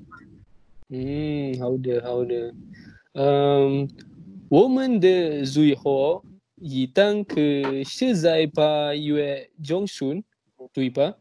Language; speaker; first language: Chinese; non-native, learner; Malay